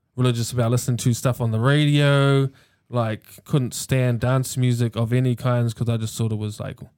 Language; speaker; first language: English; native; English